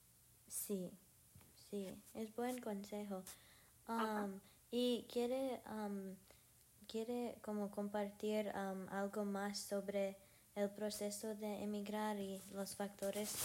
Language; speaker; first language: Spanish; non-native, learner; English